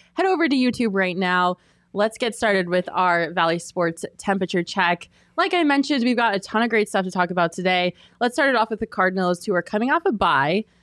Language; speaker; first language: English; native; English